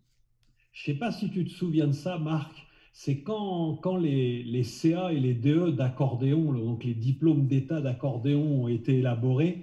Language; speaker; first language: French; native; French